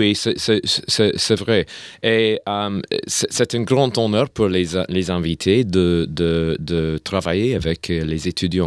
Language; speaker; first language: French; non-native, learner; English